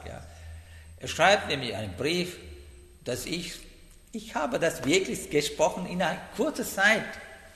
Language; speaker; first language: German; non-native, fluent; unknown